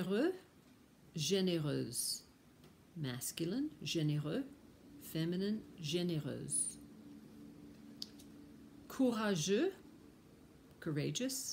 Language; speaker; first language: French; non-native, fluent; English